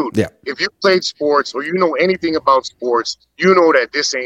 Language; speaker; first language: English; native; English